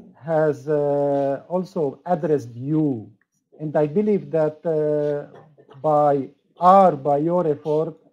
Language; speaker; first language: English; non-native, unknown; Slovak